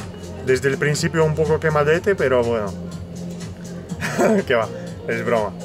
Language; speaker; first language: Spanish; native; Spanish